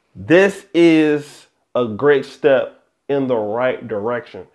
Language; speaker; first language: English; native; English